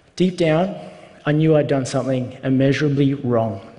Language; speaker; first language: English; native; English